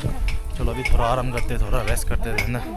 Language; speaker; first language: Hindi; non-native, fluent; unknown